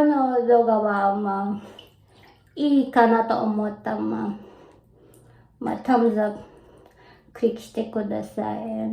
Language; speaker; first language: Japanese; non-native, learner; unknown